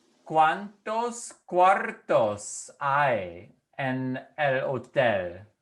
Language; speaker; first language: Spanish; non-native, fluent; English